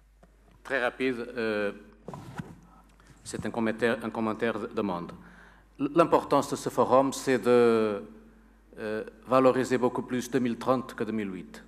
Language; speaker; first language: French; non-native, fluent; Spanish